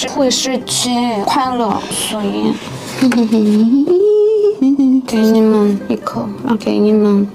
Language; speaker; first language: Chinese; non-native, learner; Korean